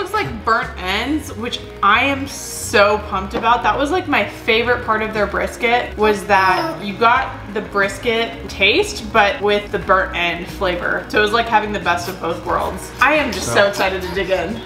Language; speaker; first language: English; native; English